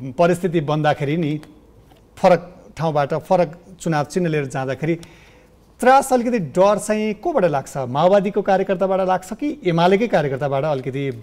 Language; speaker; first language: Nepali; native; Nepali